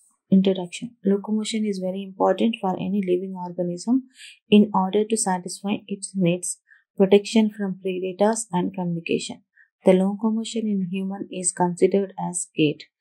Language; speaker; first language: English; non-native, local second language; Telugu